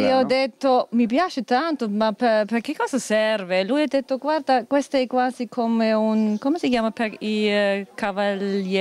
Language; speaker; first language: Italian; non-native, fluent; German